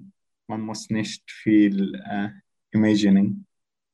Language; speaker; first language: German; non-native, learner; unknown